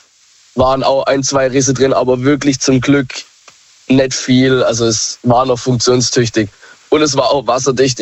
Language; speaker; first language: German; native; German